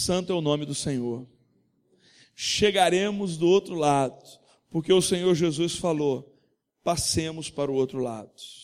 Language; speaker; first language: Portuguese; native; Portuguese